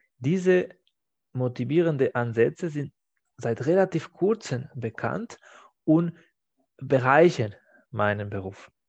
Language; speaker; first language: German; non-native, fluent; Spanish